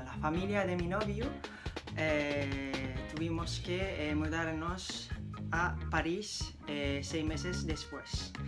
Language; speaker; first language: Spanish; non-native, learner; Japanese